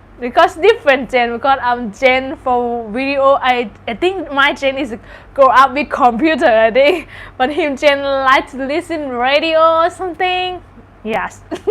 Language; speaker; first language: English; non-native, learner; Thai